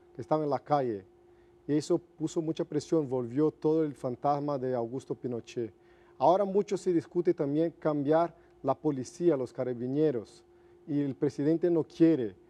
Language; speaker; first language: Spanish; non-native, fluent; Portuguese